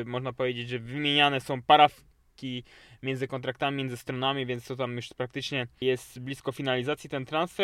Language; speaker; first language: Polish; native; Polish